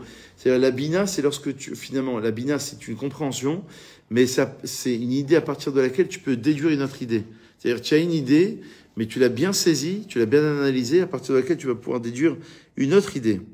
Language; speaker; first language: French; native; French